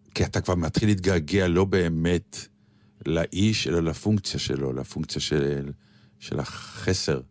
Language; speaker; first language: Hebrew; native; Hebrew